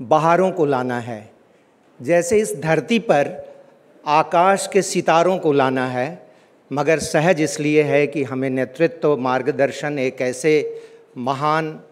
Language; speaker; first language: Hindi; native; Hindi